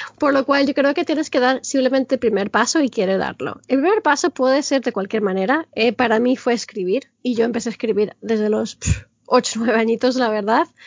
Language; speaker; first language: Spanish; early bilingual, heritage; Spanish